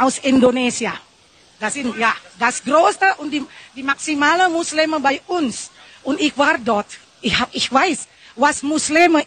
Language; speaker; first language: German; non-native, learner; Indonesian